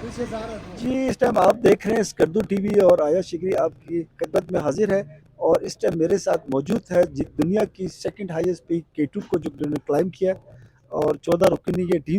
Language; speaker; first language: Hindi; non-native, local second language; Balti